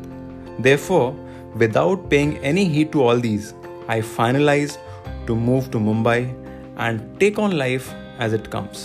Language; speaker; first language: English; non-native, local second language; Hindi